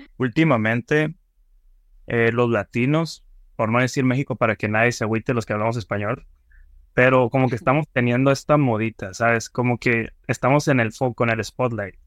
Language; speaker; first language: Spanish; native; Spanish